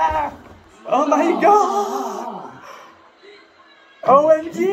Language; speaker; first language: English; non-native, fluent; French